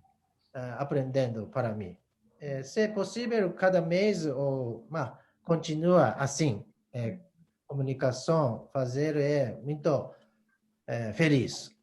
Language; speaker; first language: Portuguese; non-native, learner; Japanese